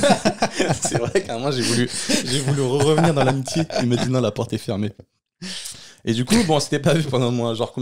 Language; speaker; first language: French; native; French